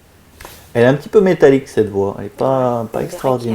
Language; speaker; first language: French; native; French